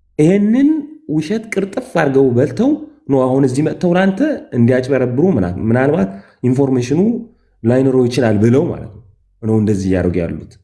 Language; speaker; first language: Amharic; non-native, local second language; Tigrinya